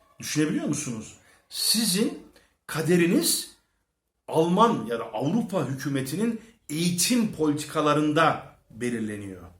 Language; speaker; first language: Turkish; early bilingual, heritage; Turkish